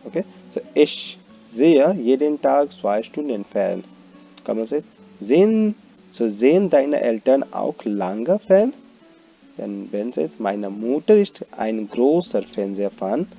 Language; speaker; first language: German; non-native, fluent; Hindi